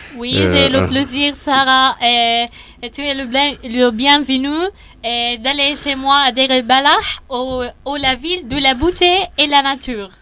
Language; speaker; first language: French; non-native, learner; Arabic